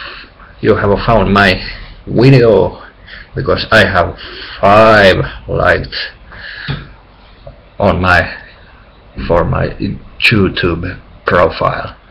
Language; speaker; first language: English; non-native, learner; Finnish